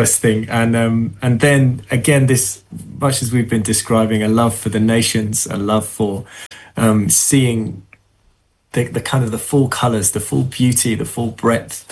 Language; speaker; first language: English; native; English